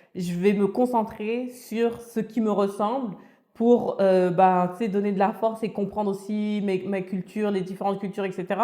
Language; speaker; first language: French; early bilingual, other home language; Wolof